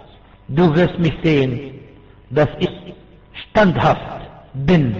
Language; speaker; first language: German; non-native, fluent; Arabic